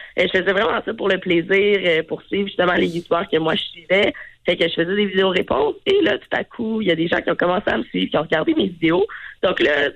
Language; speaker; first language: French; native; French